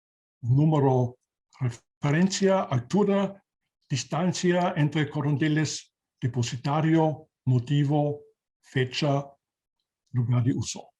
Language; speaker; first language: Spanish; non-native, learner; German